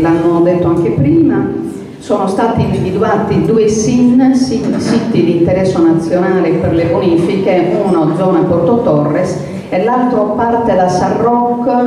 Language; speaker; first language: Italian; native; Italian